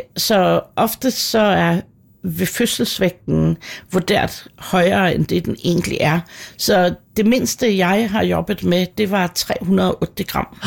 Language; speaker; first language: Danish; native; Danish